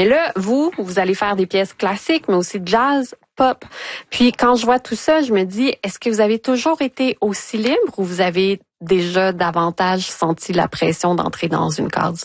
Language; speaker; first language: French; native; French